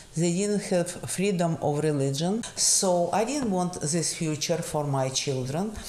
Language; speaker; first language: English; non-native, fluent; Russian